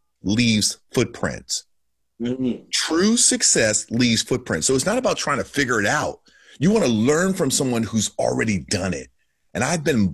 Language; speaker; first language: English; native; English